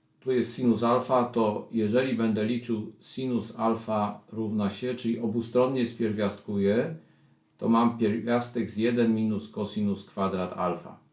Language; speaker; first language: Polish; native; Polish